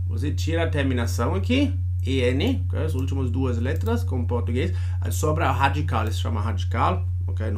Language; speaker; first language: Portuguese; non-native, fluent; German